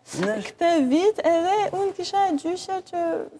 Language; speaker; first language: Albanian; early bilingual, heritage; French